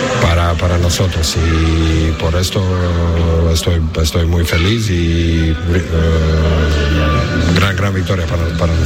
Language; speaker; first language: Spanish; non-native, learner; English